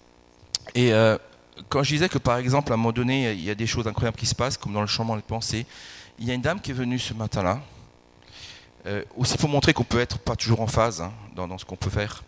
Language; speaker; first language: French; native; French